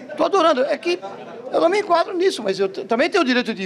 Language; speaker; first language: Portuguese; native; Portuguese